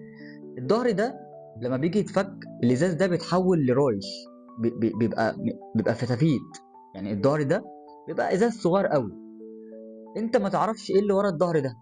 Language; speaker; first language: Arabic; native; Arabic